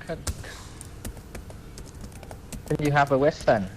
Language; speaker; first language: English; non-native, learner; Vietnamese